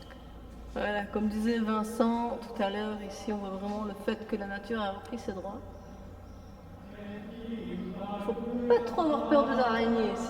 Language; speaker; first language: French; native; French